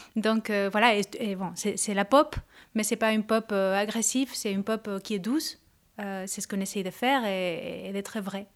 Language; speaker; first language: French; non-native, fluent; Spanish